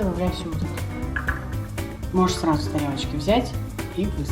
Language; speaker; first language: Russian; native; Russian